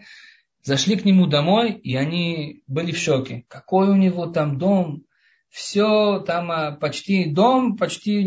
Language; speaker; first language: Russian; early bilingual, heritage; Russian